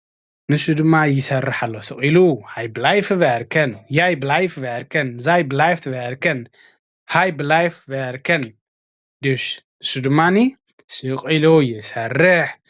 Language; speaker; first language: Dutch; non-native, fluent; Tigrinya